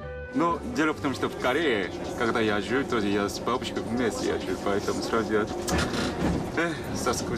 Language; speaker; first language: Russian; non-native, learner; Korean